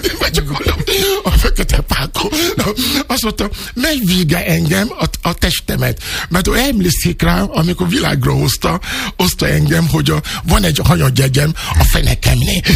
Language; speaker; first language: Hungarian; non-native, learner; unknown